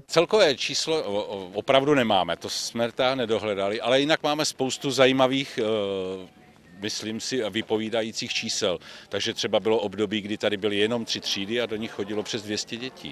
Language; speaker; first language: Czech; native; Czech